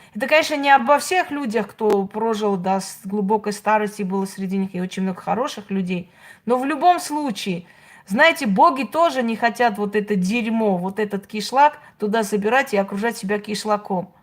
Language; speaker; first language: Russian; native; Russian